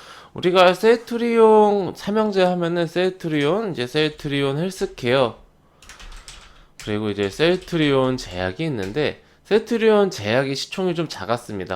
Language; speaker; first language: Korean; native; Korean